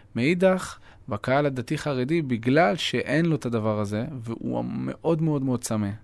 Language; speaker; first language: Hebrew; early bilingual, other home language; French